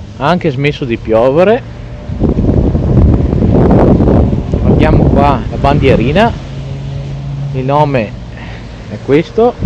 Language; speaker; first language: Italian; native; Italian